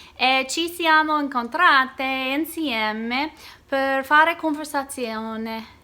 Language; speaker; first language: Italian; non-native, learner; English